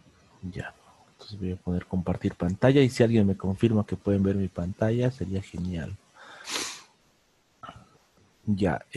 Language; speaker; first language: Spanish; native; Spanish